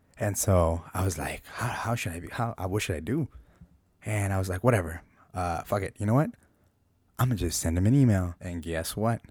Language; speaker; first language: English; native; English